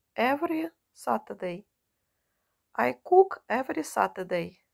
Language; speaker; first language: English; non-native, learner; Russian